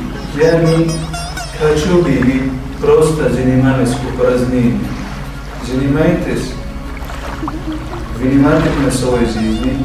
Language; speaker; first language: Russian; non-native, learner; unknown